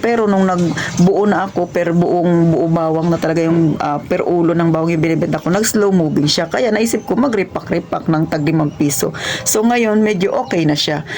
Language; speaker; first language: Filipino; non-native, local second language; Cebuano